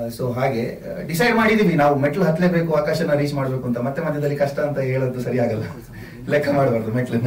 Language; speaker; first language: Kannada; non-native, local second language; Tulu